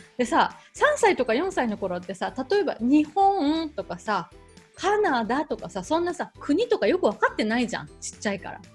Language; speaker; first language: Japanese; native; Japanese